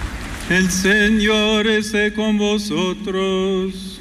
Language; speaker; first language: Spanish; non-native, fluent; English